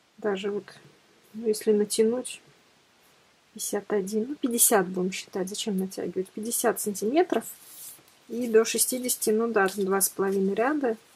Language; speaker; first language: Russian; native; Russian